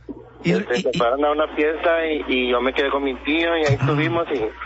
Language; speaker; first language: Spanish; native; Spanish